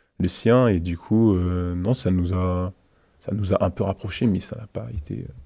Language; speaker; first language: French; early bilingual, other home language; Haitian Creole